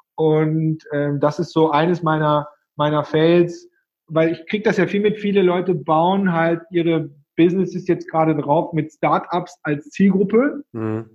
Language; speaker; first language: German; native; German